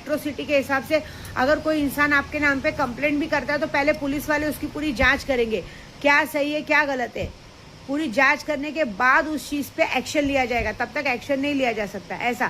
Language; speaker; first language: Hindi; native; Hindi